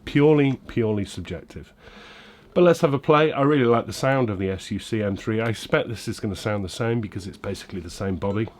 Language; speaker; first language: English; native; English